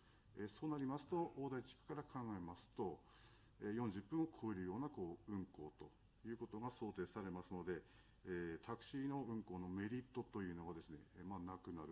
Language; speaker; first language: Japanese; native; Japanese